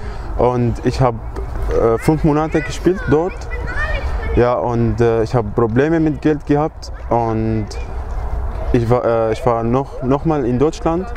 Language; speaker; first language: German; non-native, learner; Arabic